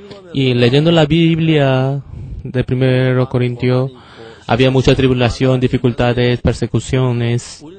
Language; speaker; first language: Spanish; non-native, fluent; Korean